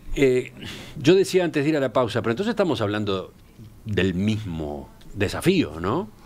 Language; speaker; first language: Spanish; native; Spanish